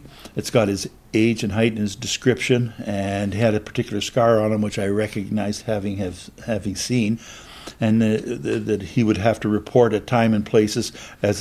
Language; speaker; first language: English; native; English